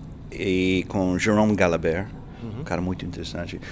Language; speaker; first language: Spanish; non-native, learner; English